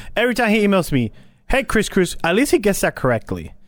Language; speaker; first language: English; early bilingual, other home language; Spanish